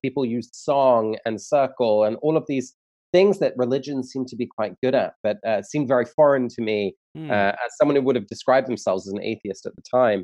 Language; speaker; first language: English; native; English